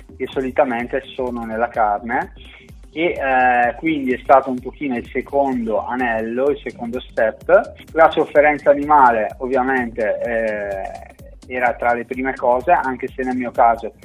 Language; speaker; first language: Italian; native; Italian